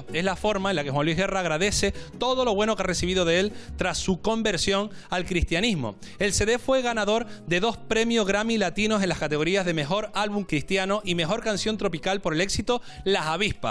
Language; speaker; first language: Spanish; native; Spanish